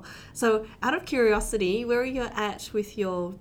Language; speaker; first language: English; native; English